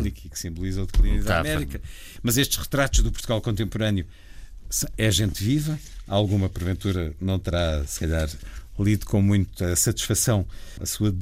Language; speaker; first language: Portuguese; native; Portuguese